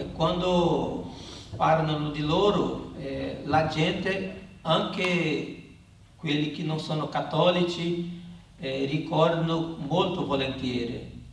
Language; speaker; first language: Italian; non-native, learner; Portuguese